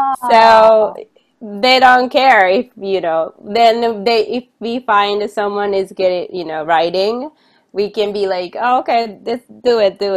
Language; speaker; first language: English; non-native, fluent; Japanese